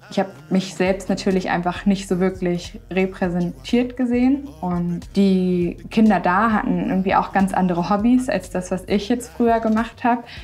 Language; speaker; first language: German; native; German